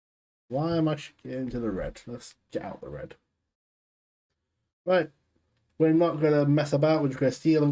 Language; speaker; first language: English; native; English